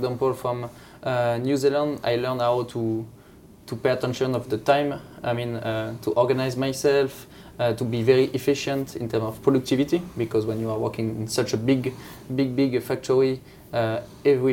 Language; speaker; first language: English; non-native, fluent; French